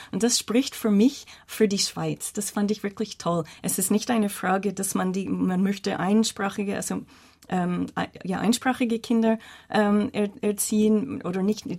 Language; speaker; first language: German; non-native, fluent; English